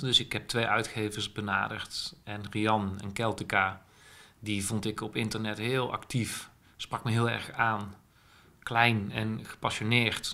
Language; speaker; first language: Dutch; native; Dutch